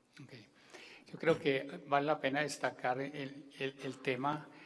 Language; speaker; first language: Spanish; native; Spanish